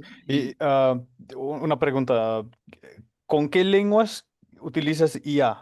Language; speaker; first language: Spanish; non-native, fluent; Finnish